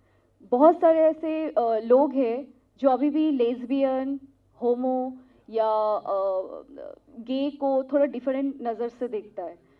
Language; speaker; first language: Hindi; non-native, local second language; Telugu